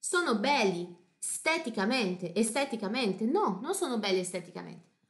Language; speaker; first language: Italian; non-native, fluent; Portuguese